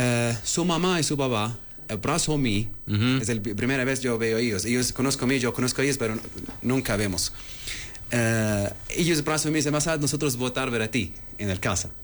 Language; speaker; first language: Spanish; non-native, learner; Arabic